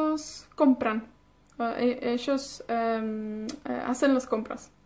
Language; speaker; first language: Spanish; non-native, fluent; Welsh